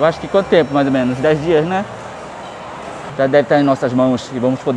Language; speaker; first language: Portuguese; native; Portuguese